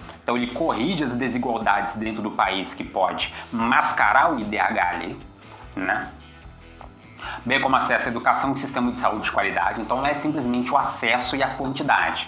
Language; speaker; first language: Portuguese; native; Portuguese